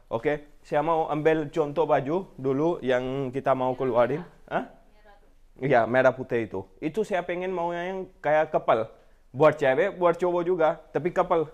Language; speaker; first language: Indonesian; non-native, fluent; Urdu